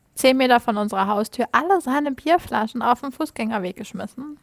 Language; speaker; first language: German; native; German